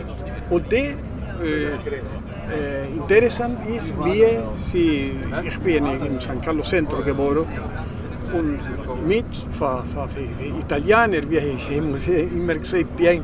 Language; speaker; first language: German; early bilingual, heritage; German